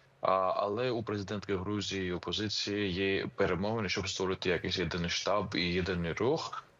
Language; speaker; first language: Ukrainian; non-native, fluent; Georgian